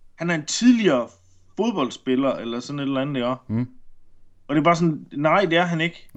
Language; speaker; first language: Danish; native; Danish